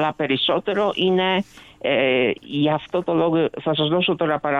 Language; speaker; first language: Greek; early bilingual, other home language; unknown